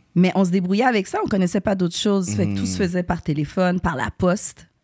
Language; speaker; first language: French; native; French